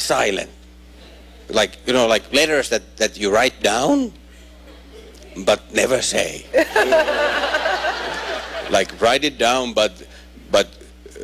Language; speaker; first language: English; non-native, fluent; Finnish